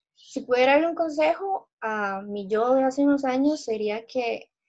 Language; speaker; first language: Spanish; native; Spanish